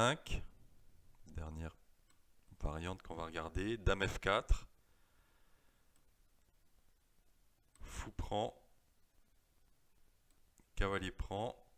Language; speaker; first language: French; native; French